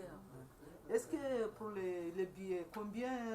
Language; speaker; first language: French; non-native, learner; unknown